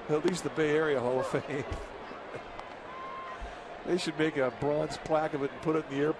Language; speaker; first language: English; native; English